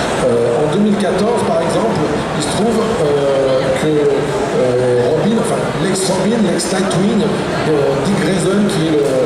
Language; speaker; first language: French; native; French